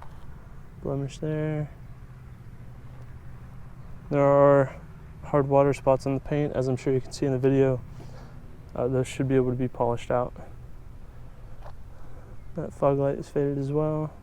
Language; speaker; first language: English; native; English